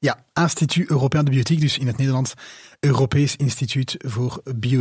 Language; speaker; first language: Dutch; non-native, local second language; French